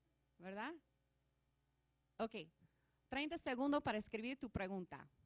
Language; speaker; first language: Spanish; non-native, fluent; English